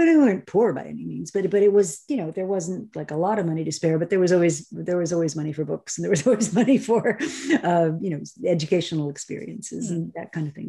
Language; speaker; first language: English; native; English